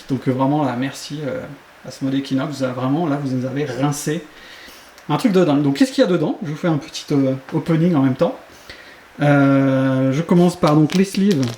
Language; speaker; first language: French; native; French